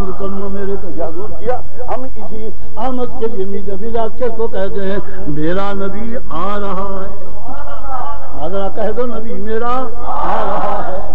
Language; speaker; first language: Urdu; non-native, local second language; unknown